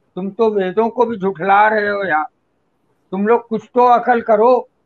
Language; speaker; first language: Hindi; native; Hindi